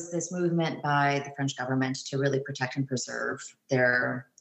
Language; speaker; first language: English; native; English